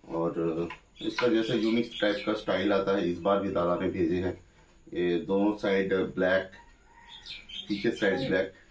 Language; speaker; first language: Hindi; non-native, local second language; Bangla